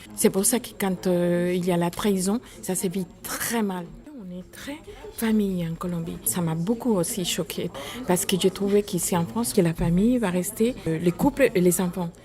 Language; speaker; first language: French; non-native, fluent; Spanish